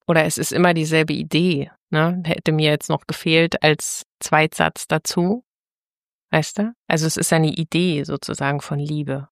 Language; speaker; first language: German; native; German